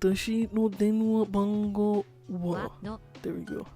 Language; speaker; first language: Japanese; non-native, learner; English